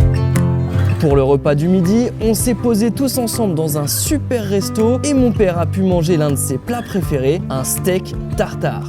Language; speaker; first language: French; native; French